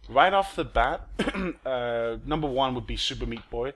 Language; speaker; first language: English; non-native, fluent; Danish